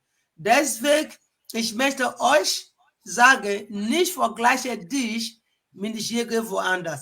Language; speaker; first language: German; non-native, fluent; Igbo